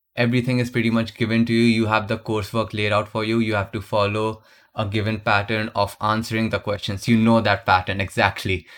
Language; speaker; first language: English; non-native, local second language; Hindi